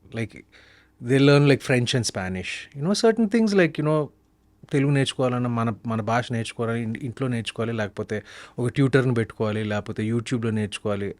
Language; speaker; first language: Telugu; native; Telugu